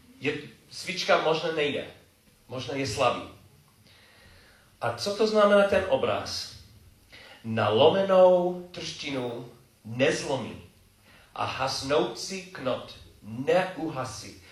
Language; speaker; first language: Czech; non-native, fluent; English